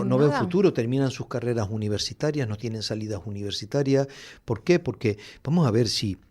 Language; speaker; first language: Spanish; native; Spanish